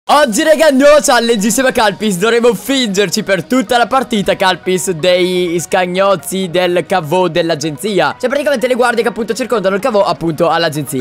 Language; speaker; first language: Italian; native; Italian